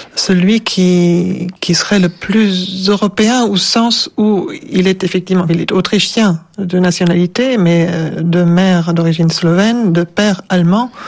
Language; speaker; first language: French; non-native, fluent; German